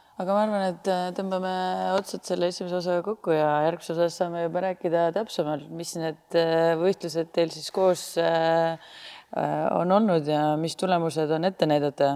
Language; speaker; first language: Estonian; native; Estonian